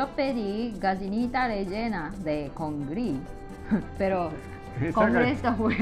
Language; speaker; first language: Spanish; non-native, learner; Japanese